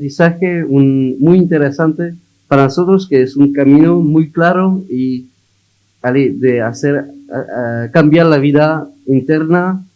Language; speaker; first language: Spanish; non-native, learner; French